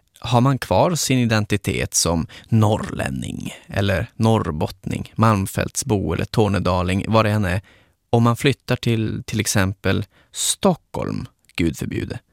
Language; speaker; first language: Swedish; native; Swedish